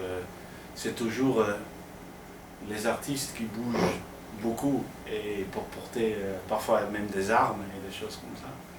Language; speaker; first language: French; non-native, fluent; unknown